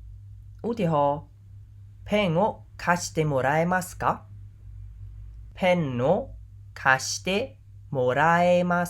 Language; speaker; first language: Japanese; non-native, fluent; Khmer